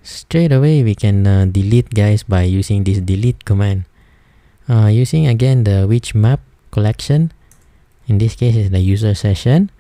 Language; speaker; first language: English; non-native, local second language; Filipino